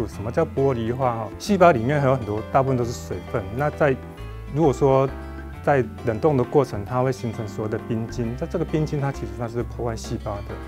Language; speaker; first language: Chinese; native; Chinese